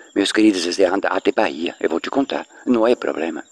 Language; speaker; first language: Portuguese; non-native, fluent; Swiss German